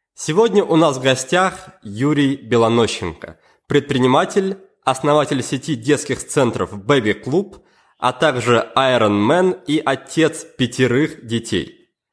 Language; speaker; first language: Russian; native; Russian